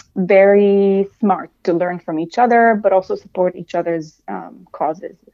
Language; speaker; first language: English; non-native, fluent; Arabic